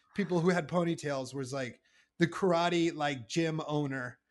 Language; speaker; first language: English; native; English